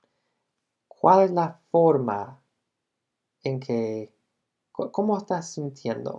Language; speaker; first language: Spanish; non-native, fluent; English